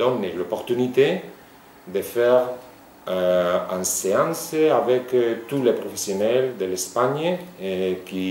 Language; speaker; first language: French; non-native, fluent; Spanish